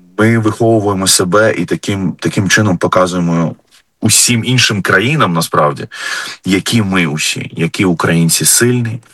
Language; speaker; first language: Ukrainian; non-native, fluent; Arabic